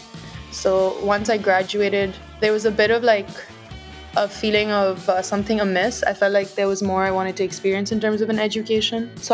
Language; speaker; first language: English; non-native, local second language; Urdu